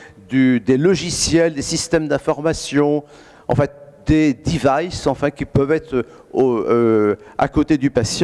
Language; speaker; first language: French; native; French